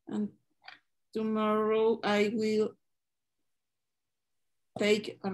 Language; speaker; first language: English; non-native, learner; Spanish